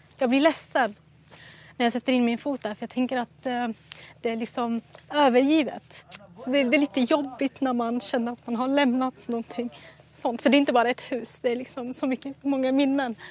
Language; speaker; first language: Swedish; early bilingual, other home language; Assyrian Neo-Aramaic